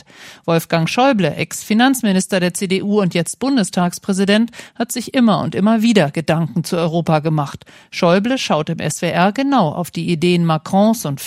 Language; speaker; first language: German; native; German